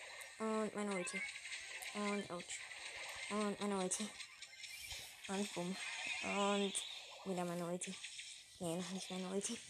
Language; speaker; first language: German; native; German